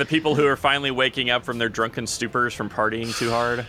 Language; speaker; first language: English; native; English